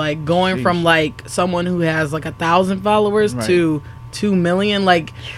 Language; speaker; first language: English; native; English